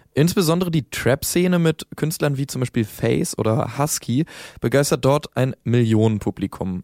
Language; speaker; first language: German; native; German